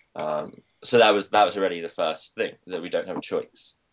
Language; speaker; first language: English; native; English